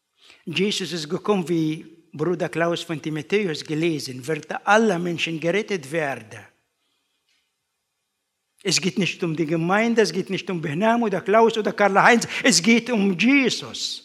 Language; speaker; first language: German; non-native, learner; Arabic